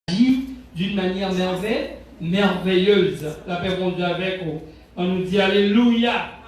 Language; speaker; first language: French; non-native, local second language; Haitian Creole